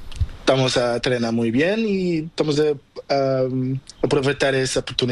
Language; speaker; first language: Spanish; non-native, learner; Portuguese